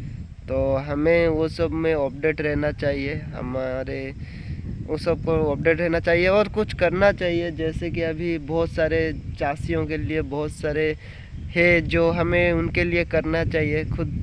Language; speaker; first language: Hindi; non-native, local second language; Odia